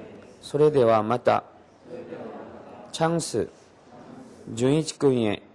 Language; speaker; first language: Japanese; non-native, local second language; Korean